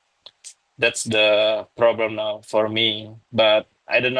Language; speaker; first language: English; non-native, learner; Indonesian